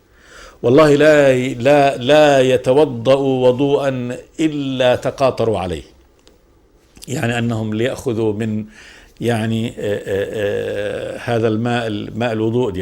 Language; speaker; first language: Arabic; native; Arabic